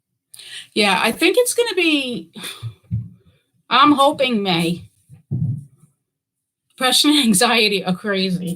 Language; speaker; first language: English; native; English